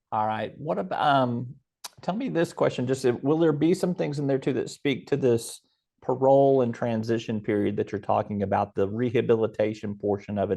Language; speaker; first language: English; native; English